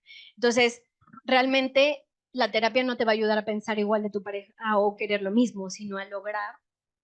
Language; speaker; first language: Spanish; native; Spanish